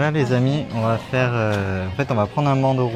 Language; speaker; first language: French; native; French